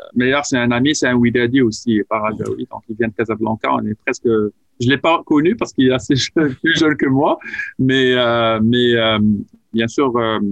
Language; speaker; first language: French; non-native, local second language; Arabic